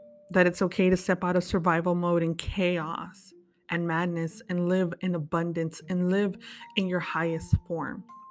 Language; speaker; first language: English; early bilingual, other home language; Spanish